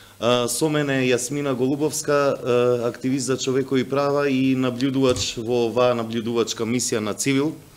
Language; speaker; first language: Macedonian; non-native, local second language; Albanian